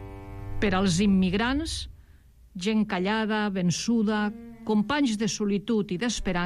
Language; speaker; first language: Catalan; native; Catalan